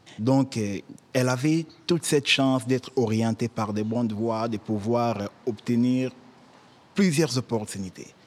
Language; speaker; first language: French; non-native, local second language; Lingala